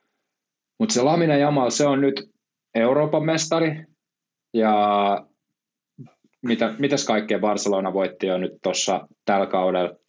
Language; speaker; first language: Finnish; native; Finnish